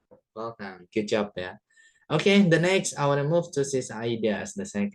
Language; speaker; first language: English; non-native, fluent; Indonesian